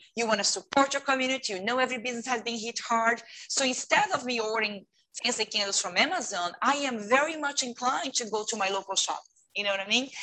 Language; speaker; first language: English; non-native, fluent; Portuguese